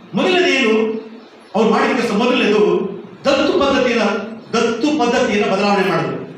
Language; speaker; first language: Kannada; non-native, local second language; Tamil